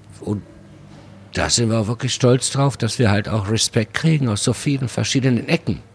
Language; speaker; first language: German; early bilingual, other home language; Spanish